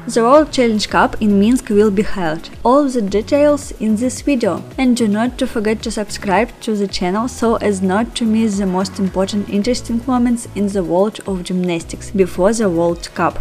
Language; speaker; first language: English; non-native, learner; Russian